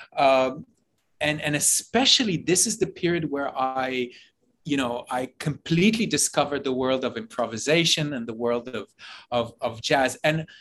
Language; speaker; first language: English; non-native, fluent; Hebrew